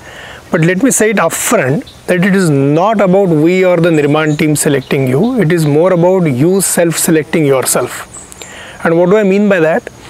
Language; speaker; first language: English; non-native, local second language; Marathi